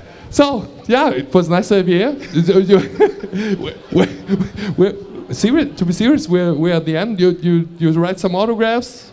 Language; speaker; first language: English; non-native, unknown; German